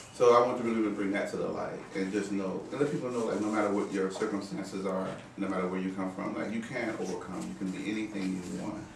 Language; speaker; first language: English; native; English